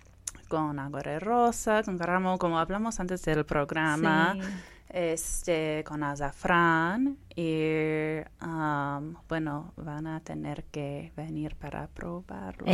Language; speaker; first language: Spanish; non-native, fluent; English